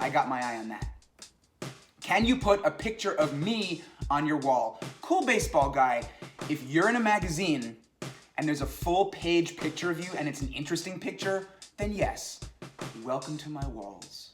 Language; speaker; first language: English; native; English